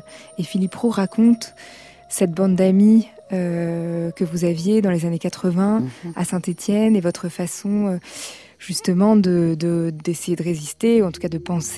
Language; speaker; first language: French; native; French